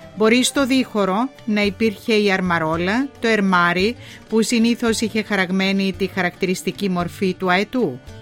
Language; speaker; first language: Greek; native; Greek